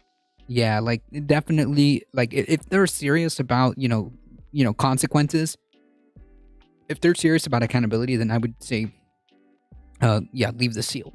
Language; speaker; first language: English; native; English